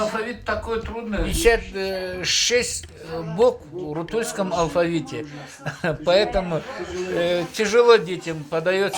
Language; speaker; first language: Russian; non-native, local second language; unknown